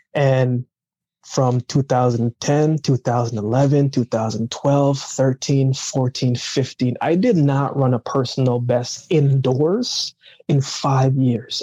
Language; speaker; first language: English; early bilingual, other home language; Jamaican Creole English